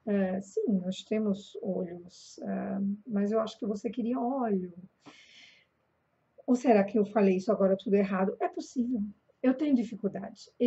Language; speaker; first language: Portuguese; non-native, fluent; German